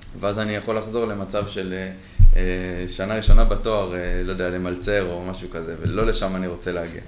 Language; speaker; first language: Hebrew; native; Hebrew